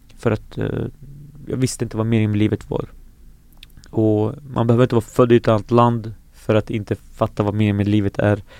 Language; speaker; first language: Swedish; early bilingual, other home language; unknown